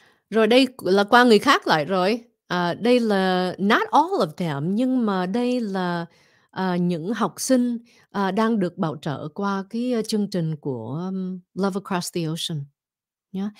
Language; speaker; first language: Vietnamese; early bilingual, heritage; Vietnamese